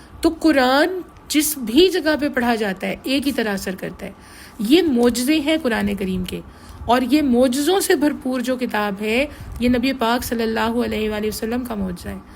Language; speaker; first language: Urdu; native; Urdu